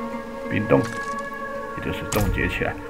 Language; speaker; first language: Chinese; native; Chinese